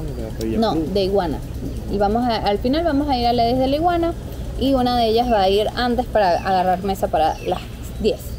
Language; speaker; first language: Spanish; native; Spanish